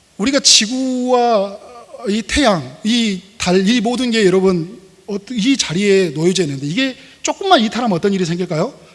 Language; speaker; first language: Korean; native; Korean